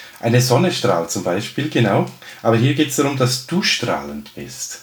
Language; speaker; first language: German; native; German